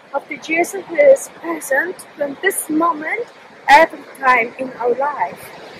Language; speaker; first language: English; non-native, fluent; Polish